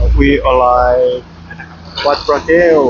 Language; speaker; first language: English; non-native, learner; Korean